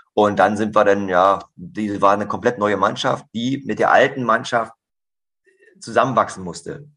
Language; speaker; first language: German; native; German